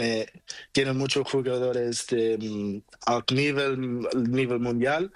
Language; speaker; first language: Spanish; non-native, learner; Portuguese